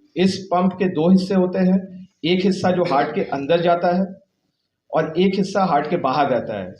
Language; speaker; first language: Hindi; native; Hindi